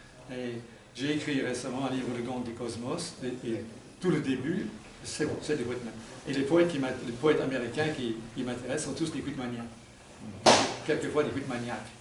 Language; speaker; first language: French; non-native, fluent; English